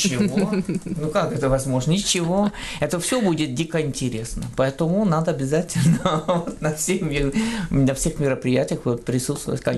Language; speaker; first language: Russian; non-native, fluent; French